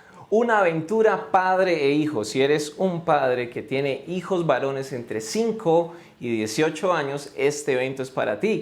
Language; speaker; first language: Spanish; native; Spanish